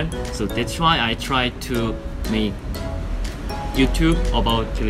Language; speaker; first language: English; non-native, learner; Korean